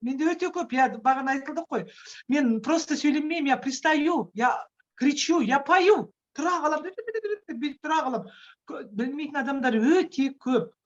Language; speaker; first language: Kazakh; non-native, local second language; Russian